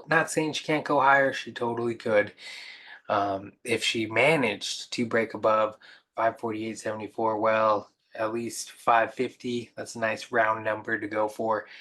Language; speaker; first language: English; native; English